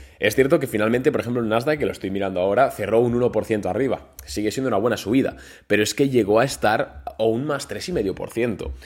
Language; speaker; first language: Spanish; native; Spanish